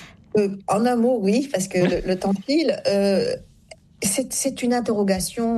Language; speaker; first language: French; native; French